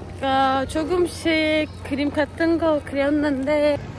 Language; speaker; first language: Korean; non-native, fluent; Turkish